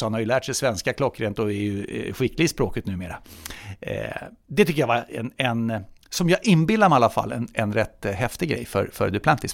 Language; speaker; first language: Swedish; native; Swedish